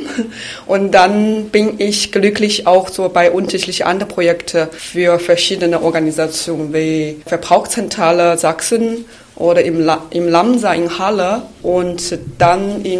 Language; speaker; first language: German; non-native, fluent; Chinese